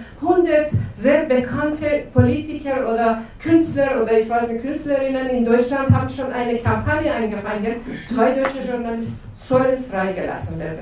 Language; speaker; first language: German; non-native, fluent; Persian